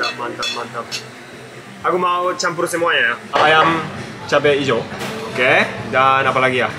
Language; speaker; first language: Indonesian; non-native, fluent; Japanese